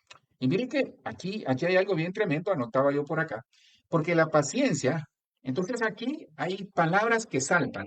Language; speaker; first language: Spanish; native; Spanish